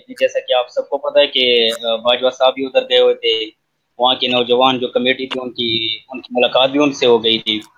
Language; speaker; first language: Urdu; non-native, local second language; Pashto